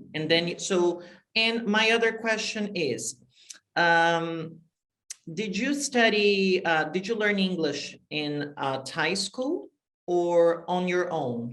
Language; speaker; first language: English; non-native, fluent; Portuguese